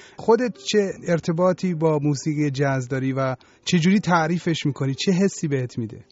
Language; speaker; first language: Persian; native; Persian